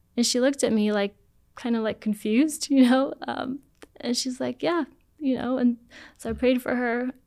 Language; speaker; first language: English; early bilingual, other home language; Polish